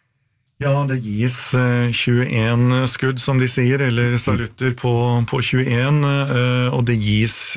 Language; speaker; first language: Norwegian; native; Norwegian